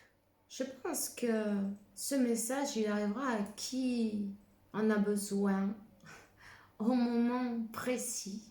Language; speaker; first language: French; non-native, fluent; Spanish